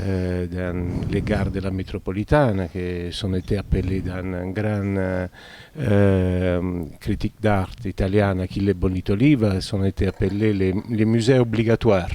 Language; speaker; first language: French; non-native, fluent; Italian